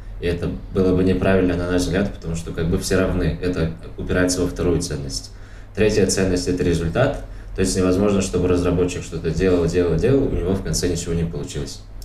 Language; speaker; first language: Russian; non-native, local second language; Tajik